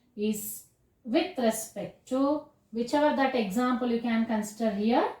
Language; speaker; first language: English; non-native, local second language; Kannada